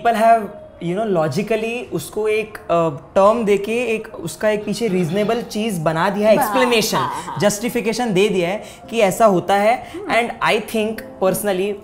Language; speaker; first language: Hindi; native; Hindi